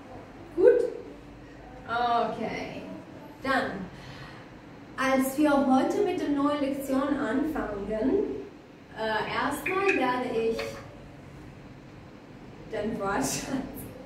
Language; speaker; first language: German; non-native, fluent; Albanian